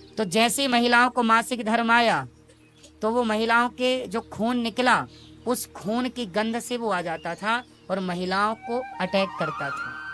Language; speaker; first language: Hindi; native; Hindi